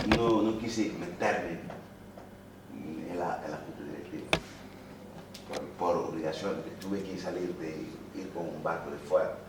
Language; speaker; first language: Spanish; non-native, fluent; Wolof